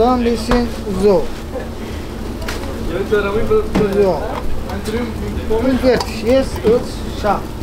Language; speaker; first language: German; non-native, learner; Turkish